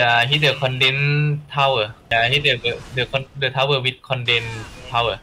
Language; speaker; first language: English; non-native, learner; Thai